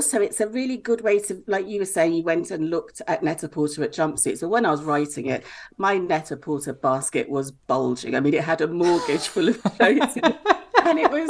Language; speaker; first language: English; native; English